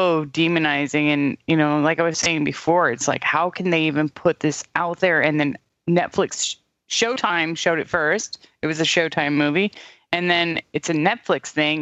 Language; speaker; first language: English; native; English